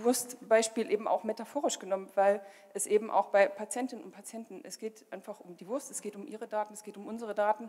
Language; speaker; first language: German; native; German